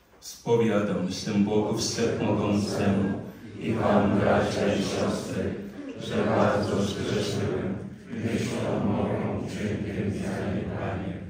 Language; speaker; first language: Polish; non-native, fluent; Indonesian